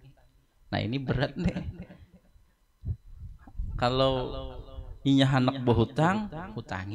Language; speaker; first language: Indonesian; non-native, local second language; Banjar